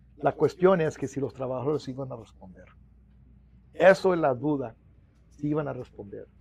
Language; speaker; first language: Spanish; early bilingual, heritage; Spanish